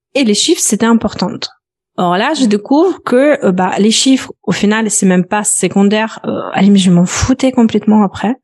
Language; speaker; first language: French; non-native, fluent; Russian